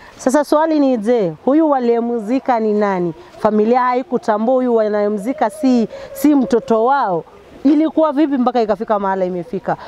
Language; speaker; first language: Swahili; non-native, local second language; Gusii